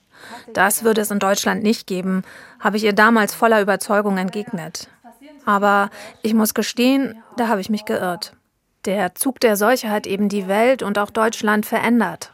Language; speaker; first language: German; native; German